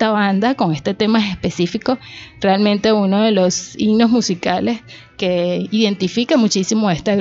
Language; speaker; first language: Spanish; native; Spanish